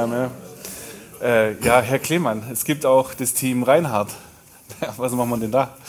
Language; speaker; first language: German; native; German